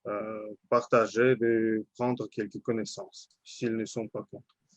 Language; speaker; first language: French; non-native, learner; Russian